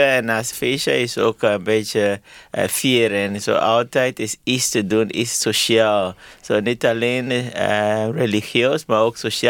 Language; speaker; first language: Dutch; non-native, learner; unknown